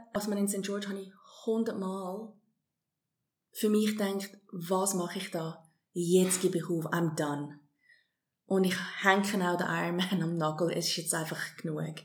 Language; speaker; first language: German; early bilingual, heritage; German